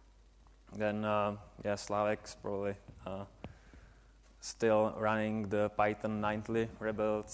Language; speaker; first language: English; non-native, fluent; Czech